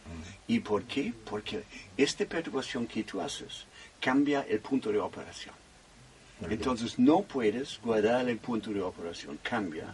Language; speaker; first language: Spanish; non-native, fluent; German